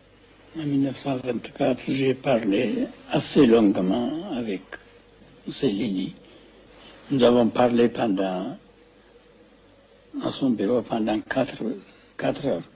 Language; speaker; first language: French; non-native, fluent; Amharic